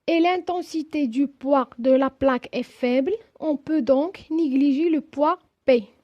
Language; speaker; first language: French; non-native, local second language; Arabic